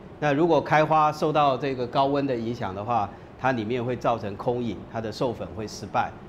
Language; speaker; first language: Chinese; native; Chinese